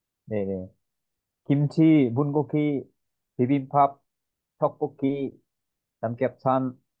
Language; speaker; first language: Korean; non-native, learner; Vietnamese